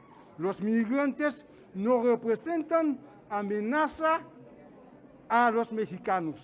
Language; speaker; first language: Spanish; non-native, fluent; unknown